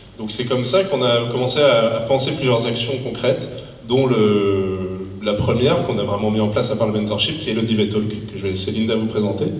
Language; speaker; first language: French; native; French